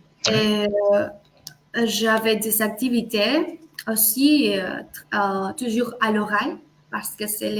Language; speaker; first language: French; non-native, fluent; Spanish